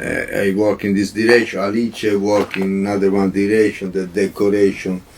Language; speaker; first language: English; non-native, learner; Italian